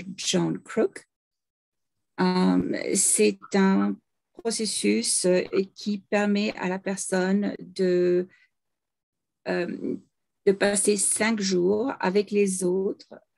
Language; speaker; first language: French; non-native, fluent; English